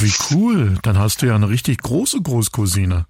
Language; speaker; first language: German; native; German